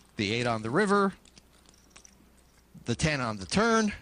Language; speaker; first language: English; native; English